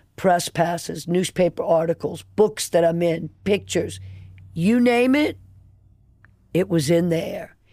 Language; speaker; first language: English; native; English